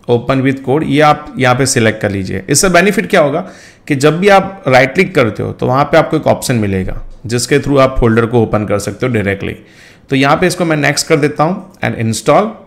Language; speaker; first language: Hindi; non-native, local second language; Gujarati